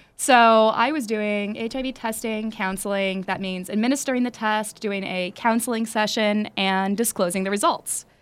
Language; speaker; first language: English; native; English